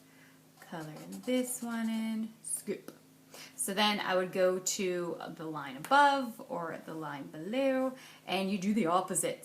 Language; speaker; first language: English; native; English